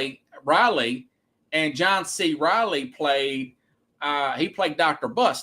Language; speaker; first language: English; native; English